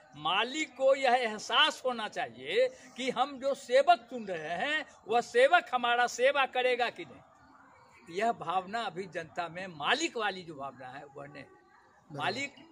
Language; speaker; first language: Hindi; native; Hindi